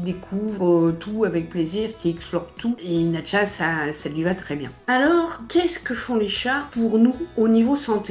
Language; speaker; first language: French; native; French